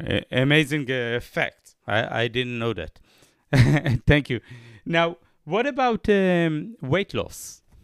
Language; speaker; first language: English; non-native, fluent; Hebrew